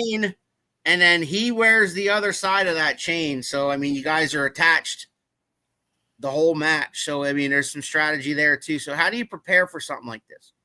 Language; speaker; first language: English; native; English